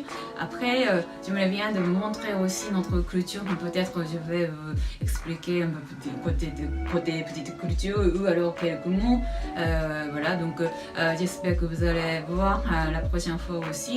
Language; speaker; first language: French; non-native, fluent; Japanese